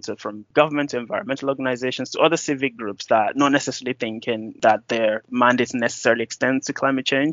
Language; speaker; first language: English; non-native, local second language; Yoruba